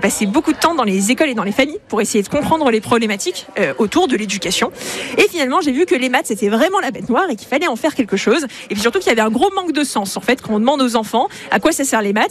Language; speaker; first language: French; native; French